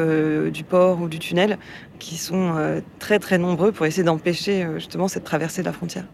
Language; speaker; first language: French; native; French